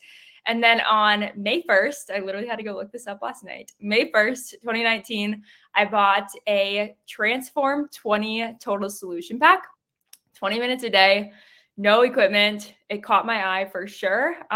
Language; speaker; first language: English; native; English